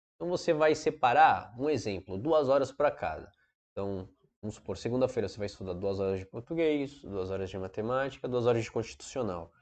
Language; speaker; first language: Portuguese; native; Portuguese